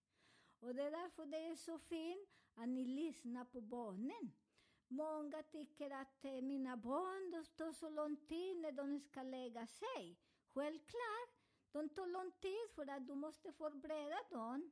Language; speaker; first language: Swedish; non-native, learner; Spanish